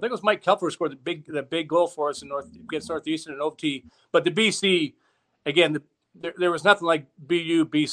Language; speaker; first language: English; native; English